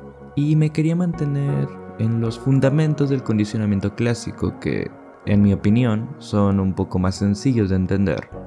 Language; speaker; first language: Spanish; native; Spanish